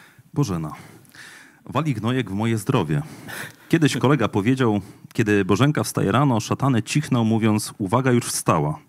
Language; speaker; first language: Polish; native; Polish